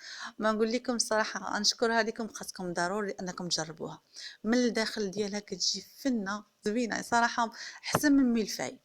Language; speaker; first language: Arabic; native; Arabic